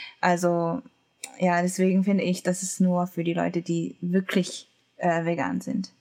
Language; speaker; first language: German; non-native, learner; Japanese